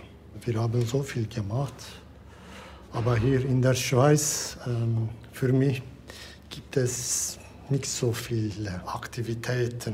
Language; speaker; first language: German; non-native, learner; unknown